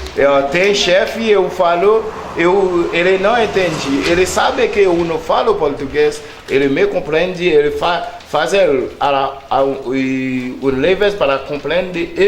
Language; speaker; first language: Portuguese; non-native, learner; Haitian Creole